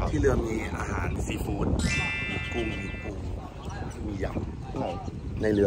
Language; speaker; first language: Thai; native; Thai